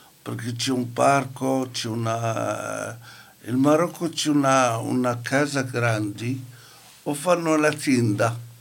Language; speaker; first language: Italian; non-native, learner; Arabic